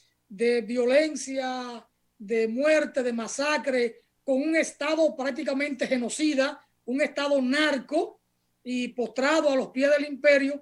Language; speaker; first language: Spanish; native; Spanish